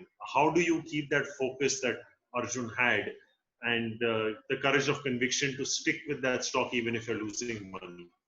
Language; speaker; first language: English; non-native, local second language; Hindi